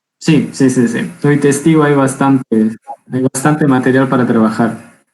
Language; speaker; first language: Spanish; native; Spanish